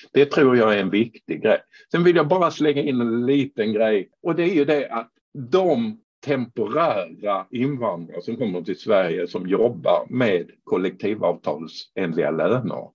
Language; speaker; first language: Swedish; non-native, fluent; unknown